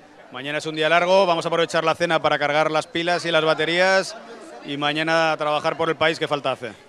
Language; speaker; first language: Spanish; native; Spanish